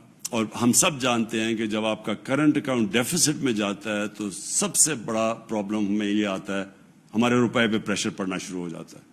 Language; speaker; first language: Urdu; native; Urdu